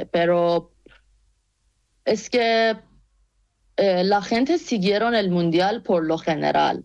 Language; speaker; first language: Spanish; non-native, fluent; Persian